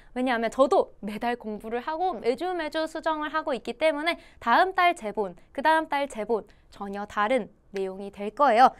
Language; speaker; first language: Korean; native; Korean